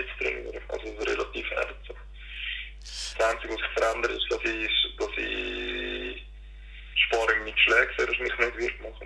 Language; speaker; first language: German; native; German